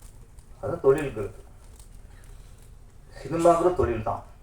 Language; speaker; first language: Tamil; native; Tamil